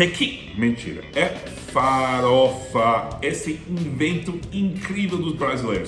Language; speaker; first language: Portuguese; non-native, fluent; English